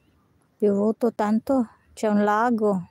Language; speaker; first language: Italian; non-native, learner; Filipino